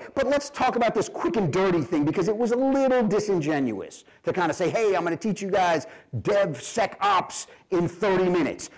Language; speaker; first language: English; native; English